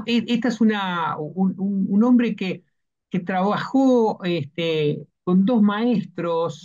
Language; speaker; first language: Spanish; native; Spanish